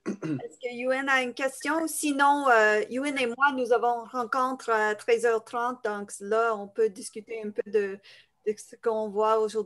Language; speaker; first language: French; non-native, fluent; English